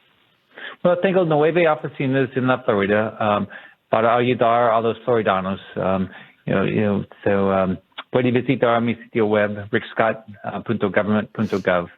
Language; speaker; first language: Spanish; non-native, learner; English